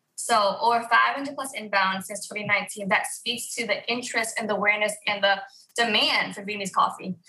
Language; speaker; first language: English; early bilingual, other home language; Vietnamese